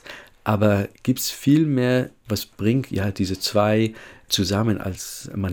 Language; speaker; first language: German; non-native, fluent; Hebrew